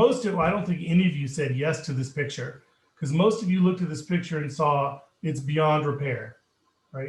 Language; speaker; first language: English; native; English